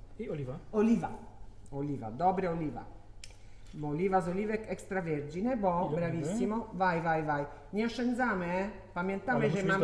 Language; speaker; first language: Polish; non-native, learner; Italian